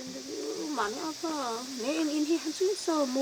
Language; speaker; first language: Korean; non-native, learner; Vietnamese